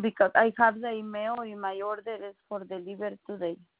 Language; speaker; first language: English; non-native, learner; Spanish